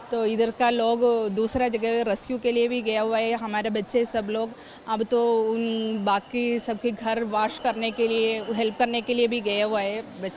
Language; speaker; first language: Hindi; non-native, local second language; Malayalam